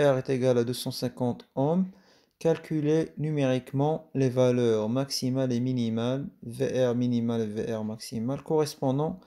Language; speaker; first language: French; non-native, local second language; Arabic